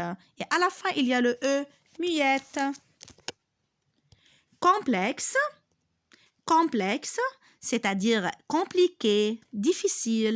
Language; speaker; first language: French; non-native, local second language; Arabic